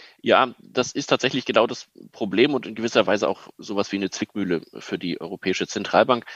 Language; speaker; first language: German; native; German